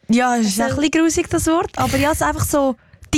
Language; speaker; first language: German; native; German